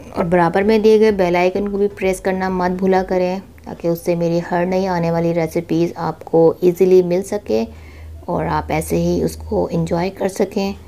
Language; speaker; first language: Urdu; native; Urdu